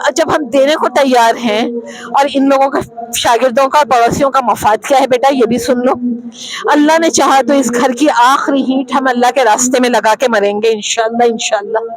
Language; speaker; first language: Urdu; native; Urdu